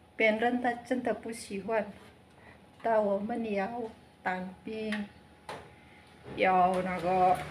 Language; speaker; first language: Chinese; non-native, learner; Indonesian